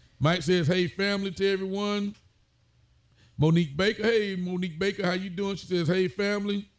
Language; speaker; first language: English; native; English